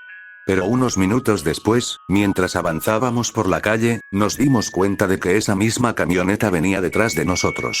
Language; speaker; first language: Spanish; native; Spanish